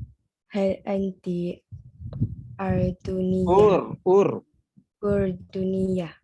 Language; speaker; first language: Arabic; non-native, learner; Malay